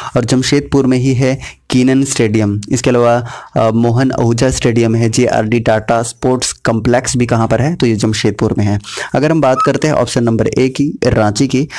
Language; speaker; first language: Hindi; native; Hindi